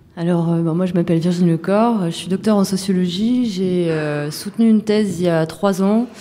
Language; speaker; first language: French; native; French